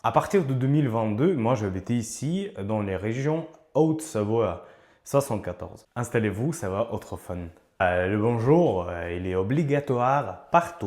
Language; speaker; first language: French; non-native, learner; Ukrainian